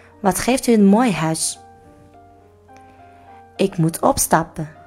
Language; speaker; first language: Dutch; non-native, learner; Chinese